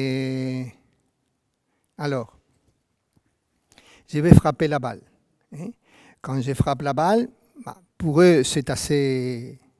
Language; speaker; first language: French; non-native, fluent; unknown